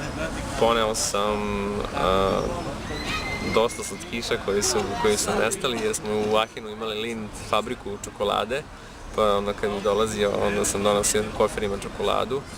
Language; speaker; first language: Serbian; native; Serbian